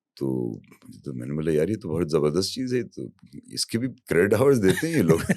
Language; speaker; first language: Urdu; native; Urdu